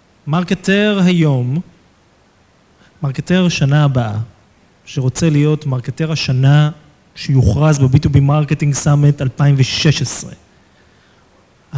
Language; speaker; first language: Hebrew; native; Hebrew